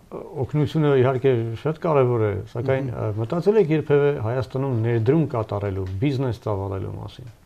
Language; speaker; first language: Armenian; native; Armenian